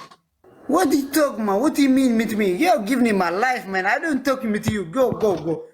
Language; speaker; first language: English; non-native, learner; Tigrinya